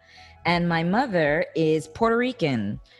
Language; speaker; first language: English; native; English